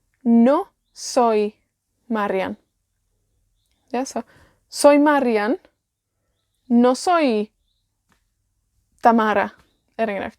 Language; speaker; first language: Spanish; non-native, learner; Welsh